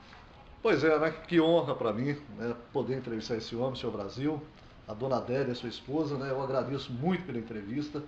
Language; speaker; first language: Portuguese; native; Portuguese